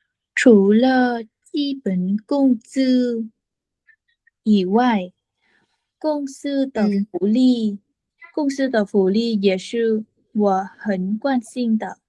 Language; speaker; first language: Chinese; non-native, learner; Vietnamese